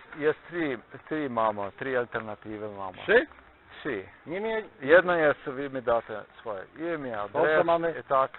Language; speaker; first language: Polish; non-native, learner; Slovenian